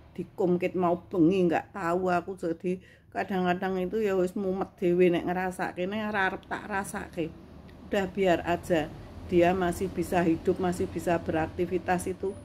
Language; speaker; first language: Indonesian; non-native, local second language; Javanese